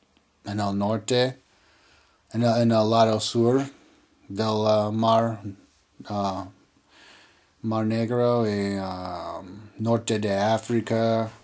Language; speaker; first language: Spanish; non-native, learner; English